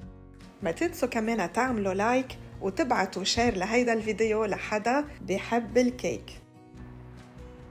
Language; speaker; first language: Arabic; native; Arabic